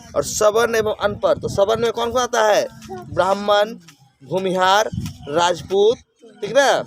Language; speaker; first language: Hindi; native; Hindi